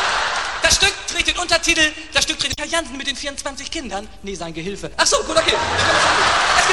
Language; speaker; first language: German; native; German